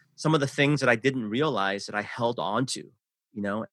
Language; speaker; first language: English; early bilingual, other home language; Korean